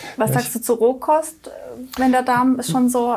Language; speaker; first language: German; native; German